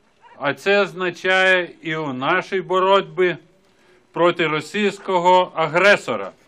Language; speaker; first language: Ukrainian; non-native, fluent; Lithuanian